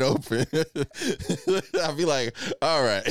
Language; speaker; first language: English; non-native, local second language; Igbo